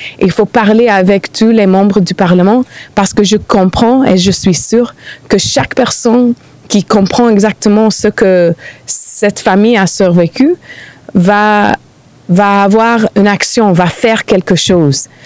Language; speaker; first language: French; non-native, fluent; English